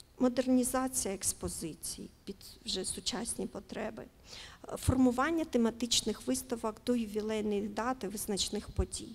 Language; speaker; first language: Ukrainian; native; Ukrainian